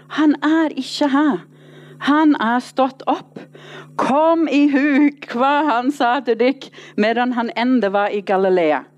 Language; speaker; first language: Norwegian; non-native, fluent; English